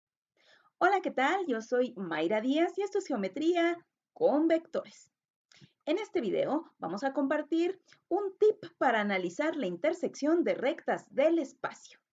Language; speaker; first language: Spanish; native; Spanish